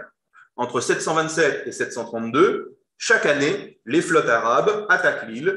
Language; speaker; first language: French; native; French